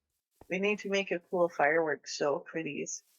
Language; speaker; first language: English; native; English